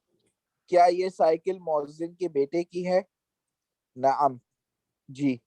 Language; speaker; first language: Urdu; native; Urdu